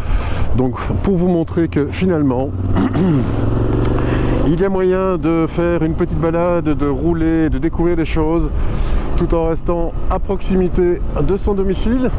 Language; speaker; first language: French; native; French